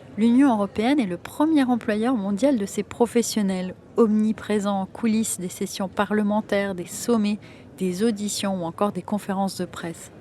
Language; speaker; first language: French; native; French